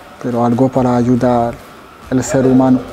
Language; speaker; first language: Spanish; non-native, fluent; French